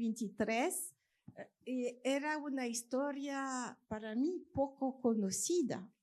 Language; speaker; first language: Spanish; non-native, fluent; French